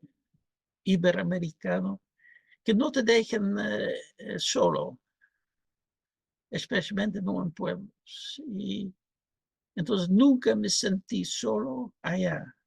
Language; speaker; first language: Spanish; non-native, fluent; Dutch